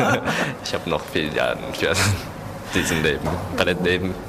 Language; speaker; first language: German; non-native, learner; Japanese